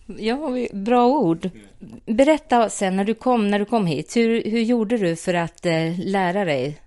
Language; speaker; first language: Swedish; native; Swedish